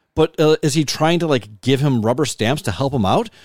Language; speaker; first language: English; native; English